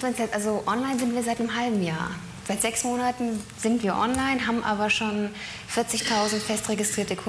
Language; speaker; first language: German; native; German